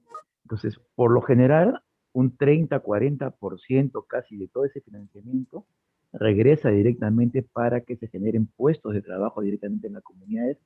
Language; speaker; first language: Spanish; native; Spanish